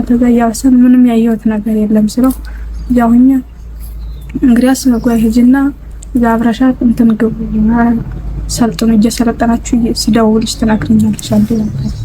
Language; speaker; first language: Amharic; native; Amharic